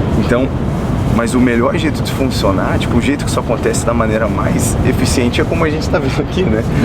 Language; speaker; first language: Portuguese; native; Portuguese